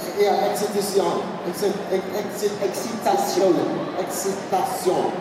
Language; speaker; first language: French; non-native, learner; English